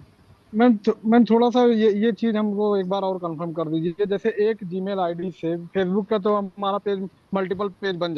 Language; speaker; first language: Hindi; native; Hindi